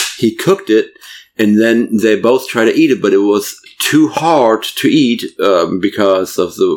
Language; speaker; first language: English; non-native, fluent; German